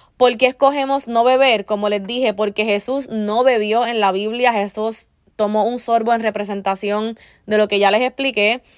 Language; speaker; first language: Spanish; early bilingual, heritage; Spanish